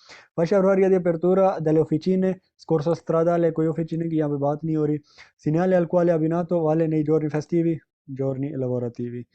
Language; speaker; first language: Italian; non-native, fluent; Urdu